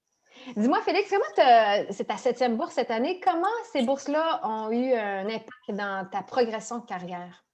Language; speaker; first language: French; native; French